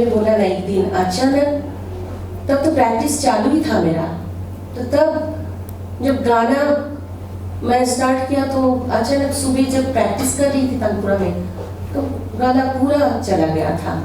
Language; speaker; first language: Hindi; non-native, local second language; Bangla